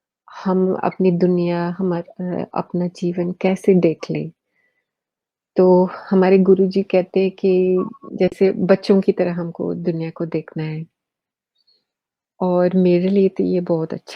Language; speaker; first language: Hindi; early bilingual, heritage; Hindi